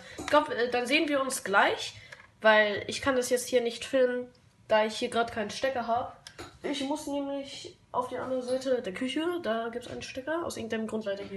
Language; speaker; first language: German; native; German